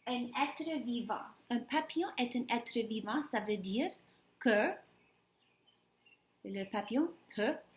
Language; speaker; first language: French; non-native, fluent; English